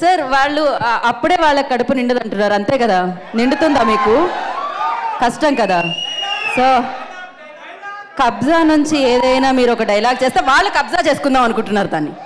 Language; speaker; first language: Telugu; native; Telugu